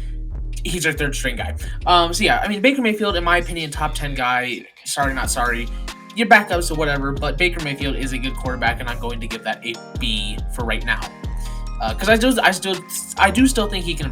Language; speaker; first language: English; native; English